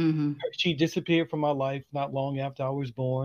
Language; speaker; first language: English; native; English